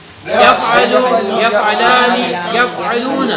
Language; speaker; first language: Arabic; non-native, learner; Urdu